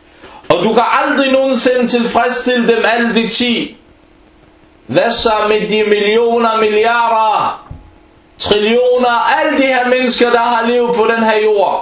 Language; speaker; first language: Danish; non-native, fluent; Arabic